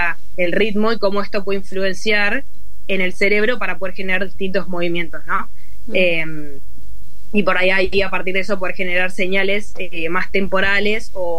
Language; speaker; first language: Spanish; native; Spanish